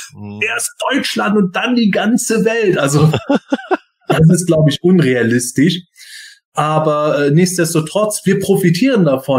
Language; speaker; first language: German; native; German